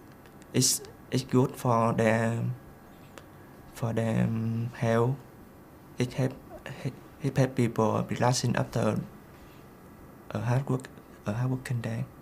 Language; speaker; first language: English; non-native, learner; Vietnamese